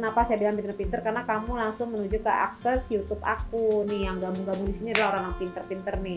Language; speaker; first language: Indonesian; native; Indonesian